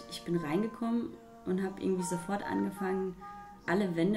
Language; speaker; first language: German; native; German